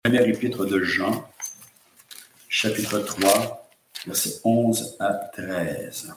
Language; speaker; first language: French; native; French